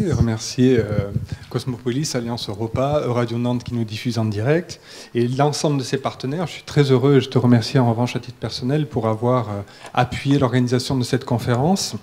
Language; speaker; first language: French; native; French